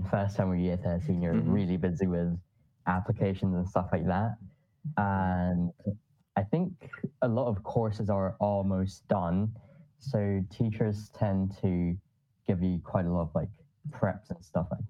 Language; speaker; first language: English; non-native, local second language; Cantonese